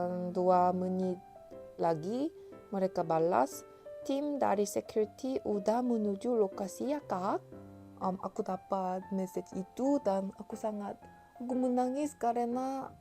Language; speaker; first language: Indonesian; non-native, learner; Korean